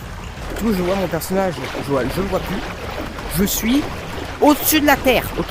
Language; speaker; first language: French; native; French